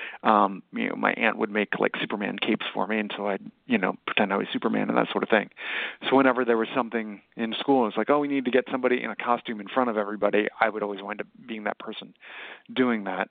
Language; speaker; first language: English; native; English